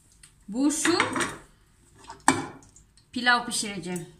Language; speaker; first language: Turkish; non-native, learner; Indonesian